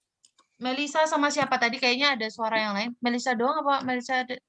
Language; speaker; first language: Indonesian; native; Indonesian